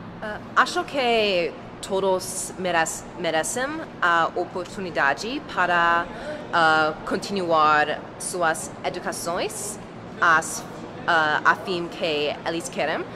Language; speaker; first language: Portuguese; non-native, learner; English